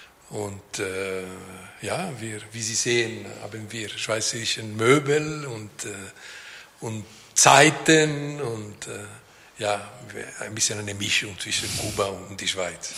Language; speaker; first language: German; non-native, local second language; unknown